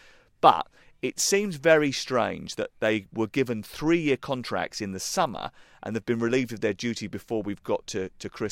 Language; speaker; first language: English; native; English